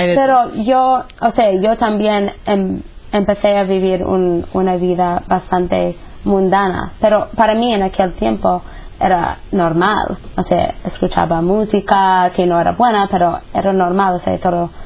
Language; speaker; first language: Spanish; non-native, fluent; English